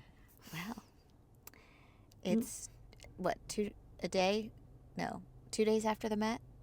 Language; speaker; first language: English; native; English